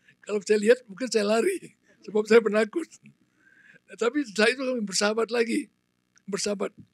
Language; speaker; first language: Indonesian; non-native, local second language; Balinese